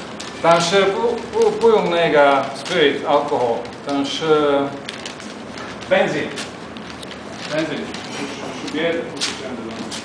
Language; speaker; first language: Chinese; non-native, learner; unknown